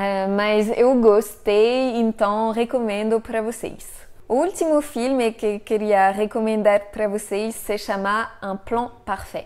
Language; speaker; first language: Portuguese; non-native, fluent; French